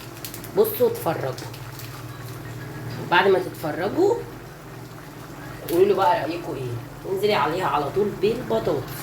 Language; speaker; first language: Arabic; native; Arabic